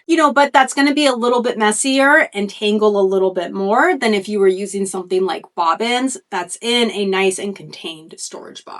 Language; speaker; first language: English; native; English